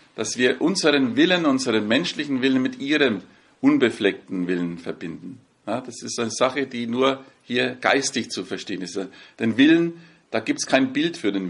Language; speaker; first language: German; native; German